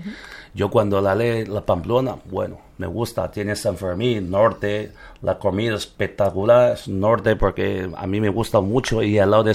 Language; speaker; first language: Spanish; non-native, learner; Chinese